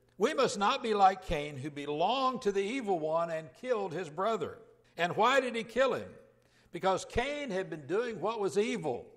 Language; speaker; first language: English; native; English